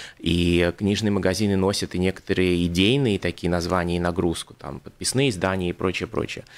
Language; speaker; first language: Russian; native; Russian